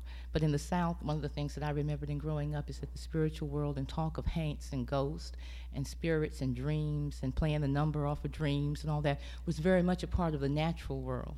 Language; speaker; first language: English; native; English